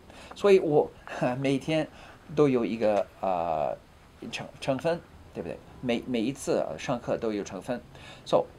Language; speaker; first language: Chinese; non-native, fluent; English